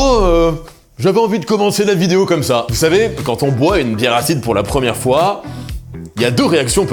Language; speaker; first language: French; native; French